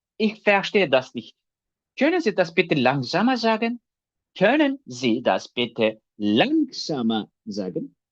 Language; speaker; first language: German; non-native, fluent; Turkish